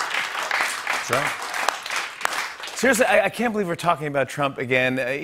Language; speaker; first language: English; native; English